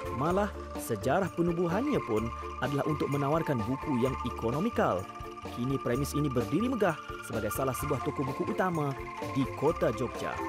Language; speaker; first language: Malay; native; Malay